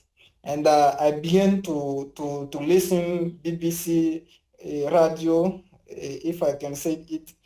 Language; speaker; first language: English; non-native, learner; French